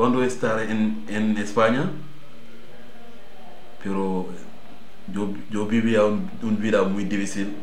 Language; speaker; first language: Spanish; non-native, learner; Wolof